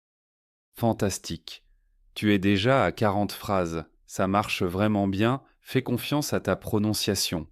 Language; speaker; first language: French; native; French